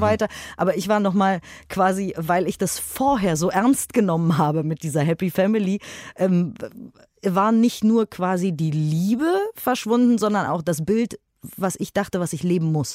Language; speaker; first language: German; native; German